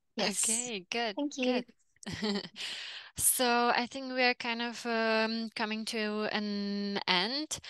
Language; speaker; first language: English; non-native, fluent; Czech